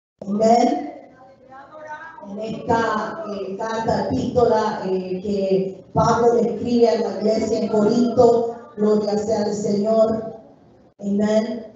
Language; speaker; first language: Spanish; native; Spanish